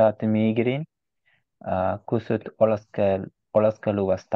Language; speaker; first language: Finnish; non-native, learner; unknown